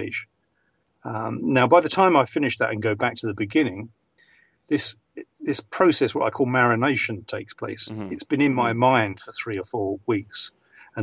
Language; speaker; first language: English; native; English